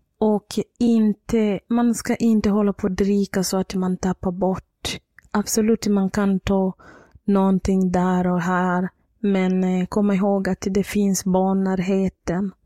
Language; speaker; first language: Swedish; non-native, fluent; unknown